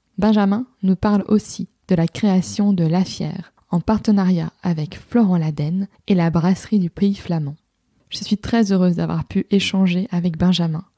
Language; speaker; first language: French; native; French